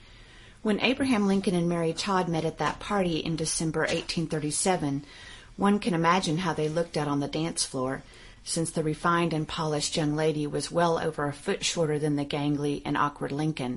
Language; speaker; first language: English; native; English